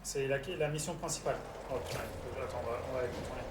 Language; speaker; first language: French; native; French